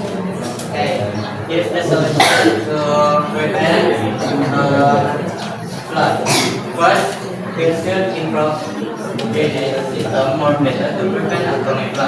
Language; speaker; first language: English; non-native, learner; Indonesian